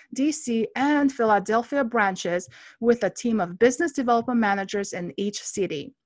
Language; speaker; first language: English; non-native, fluent; Armenian